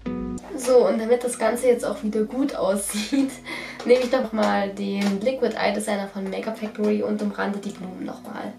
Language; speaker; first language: German; native; German